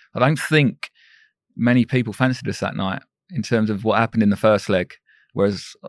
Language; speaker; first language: English; native; English